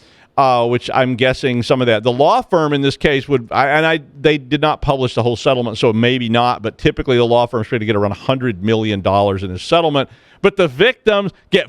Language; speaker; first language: English; native; English